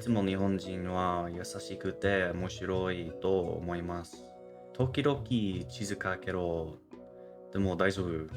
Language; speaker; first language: Japanese; non-native, learner; English